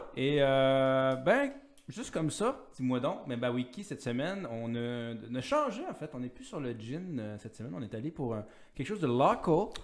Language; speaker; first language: French; native; French